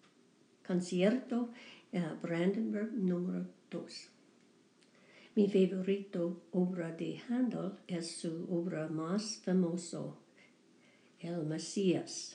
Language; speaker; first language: Spanish; non-native, learner; English